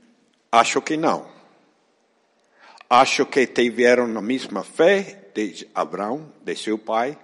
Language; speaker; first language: Portuguese; non-native, fluent; Spanish